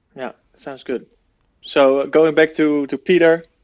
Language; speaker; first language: English; non-native, fluent; Dutch